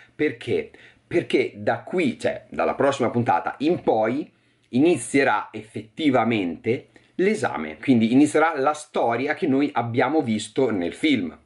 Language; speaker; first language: Italian; native; Italian